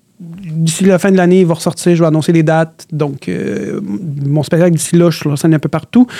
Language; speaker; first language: French; early bilingual, other home language; Arabic